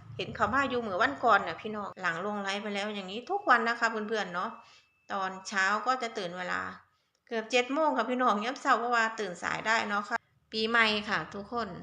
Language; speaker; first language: Thai; native; Thai